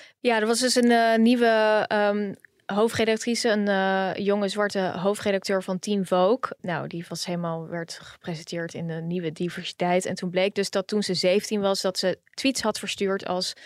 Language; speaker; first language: Dutch; native; Dutch